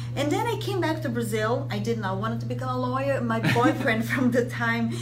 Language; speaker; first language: English; non-native, fluent; Portuguese